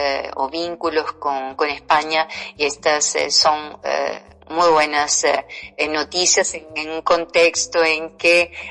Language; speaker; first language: Spanish; non-native, fluent; Portuguese